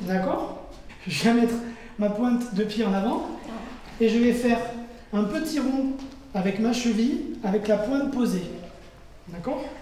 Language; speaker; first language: French; native; French